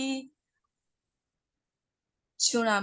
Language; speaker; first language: English; non-native, learner; Indonesian